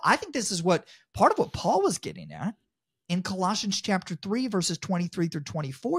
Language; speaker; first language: English; native; English